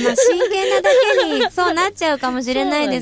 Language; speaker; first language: Japanese; native; Japanese